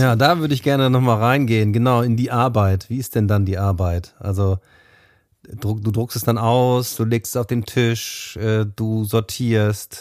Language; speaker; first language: German; native; German